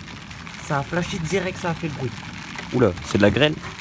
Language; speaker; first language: French; native; French